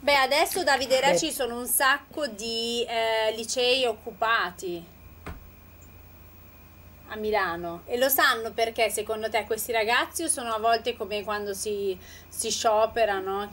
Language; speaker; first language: Italian; native; Italian